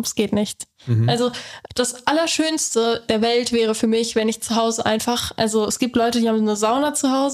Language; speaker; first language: German; native; German